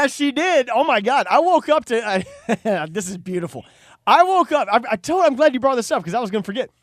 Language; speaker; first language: English; native; English